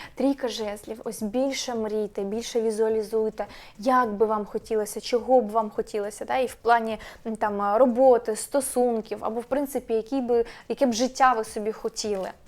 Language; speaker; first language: Ukrainian; non-native, local second language; Russian